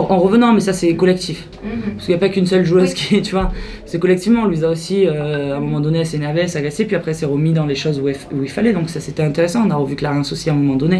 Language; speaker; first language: French; native; French